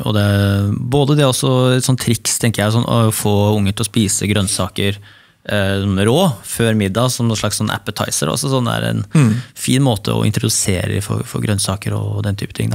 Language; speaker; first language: Norwegian; native; Norwegian